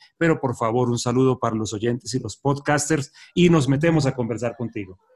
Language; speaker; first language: Spanish; native; Spanish